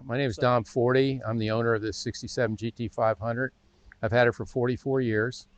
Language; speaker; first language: English; native; English